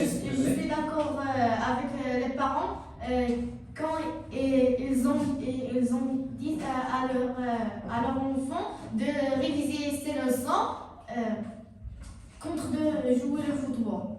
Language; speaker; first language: French; non-native, learner; Arabic